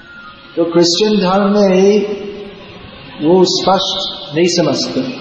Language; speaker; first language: Hindi; non-native, learner; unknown